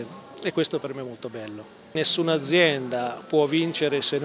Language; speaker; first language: Italian; native; Italian